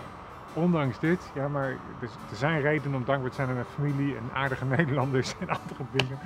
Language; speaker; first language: Dutch; native; Dutch